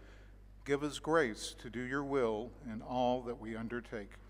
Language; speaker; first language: English; native; English